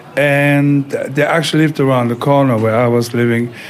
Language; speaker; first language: English; non-native, fluent; German